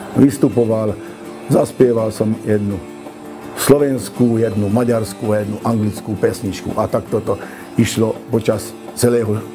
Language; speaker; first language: Slovak; non-native, local second language; Hungarian